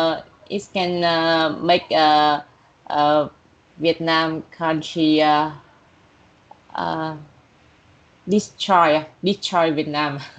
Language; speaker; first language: English; non-native, learner; Vietnamese